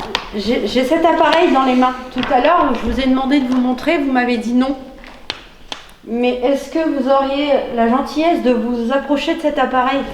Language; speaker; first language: French; native; French